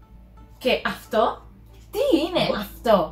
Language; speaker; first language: Greek; non-native, learner; English